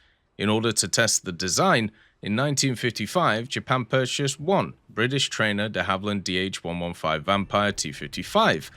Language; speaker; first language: English; native; English